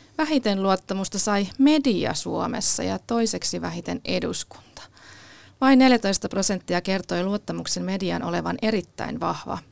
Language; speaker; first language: Finnish; native; Finnish